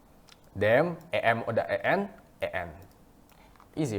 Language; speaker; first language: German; non-native, fluent; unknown